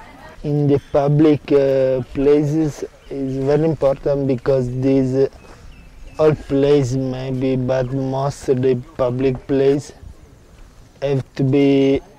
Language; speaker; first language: English; non-native, learner; Italian